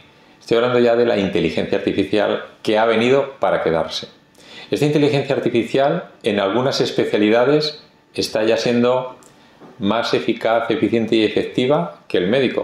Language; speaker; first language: Spanish; native; Spanish